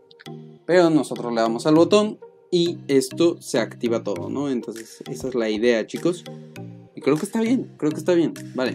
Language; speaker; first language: Spanish; native; Spanish